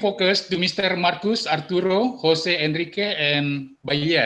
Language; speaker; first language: English; non-native, learner; Indonesian